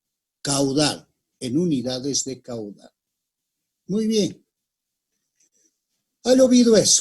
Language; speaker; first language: Spanish; native; Spanish